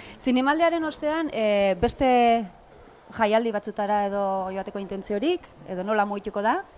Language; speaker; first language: Basque; native; Basque